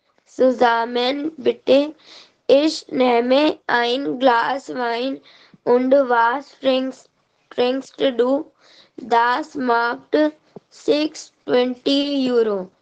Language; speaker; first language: German; non-native, learner; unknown